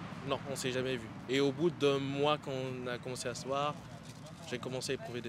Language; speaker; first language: French; native; French